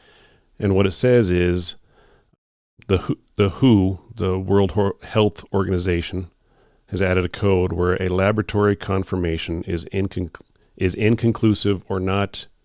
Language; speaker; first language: English; native; English